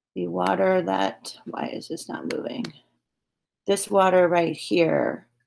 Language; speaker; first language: English; native; English